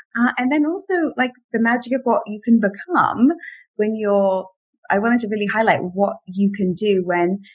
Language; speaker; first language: English; native; English